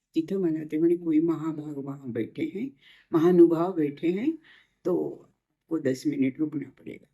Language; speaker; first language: Hindi; non-native, local second language; Marathi